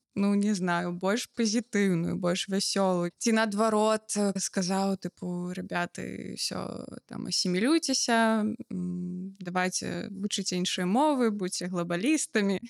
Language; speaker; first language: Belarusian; non-native, local second language; Russian